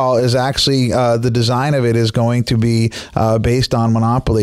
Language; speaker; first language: English; native; English